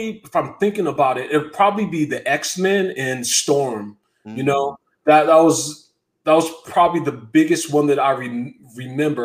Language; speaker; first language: English; native; English